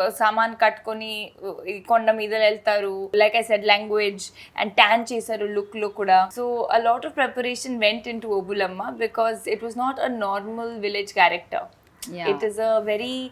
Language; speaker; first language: Telugu; non-native, fluent; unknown